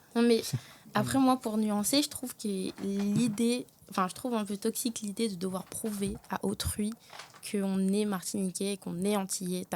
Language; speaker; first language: French; native; French